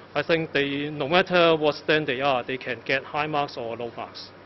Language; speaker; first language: English; non-native, local second language; Cantonese